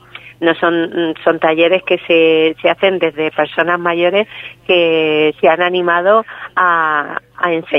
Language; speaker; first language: Spanish; native; Spanish